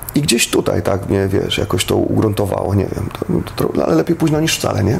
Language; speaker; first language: Polish; native; Polish